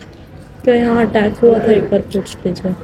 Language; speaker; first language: Hindi; native; Hindi